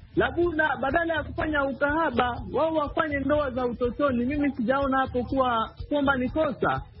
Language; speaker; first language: Swahili; non-native, local second language; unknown